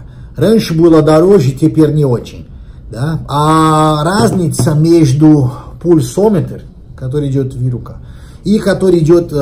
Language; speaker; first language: Russian; non-native, learner; Portuguese